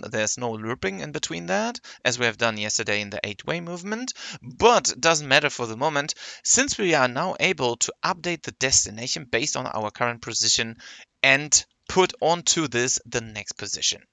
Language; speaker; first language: English; non-native, fluent; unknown